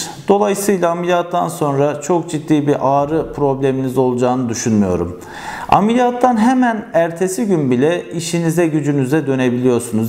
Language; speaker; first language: Turkish; native; Turkish